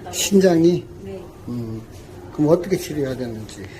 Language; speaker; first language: Korean; native; Korean